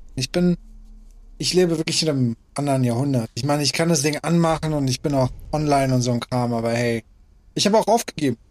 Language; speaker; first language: German; early bilingual, other home language; Persian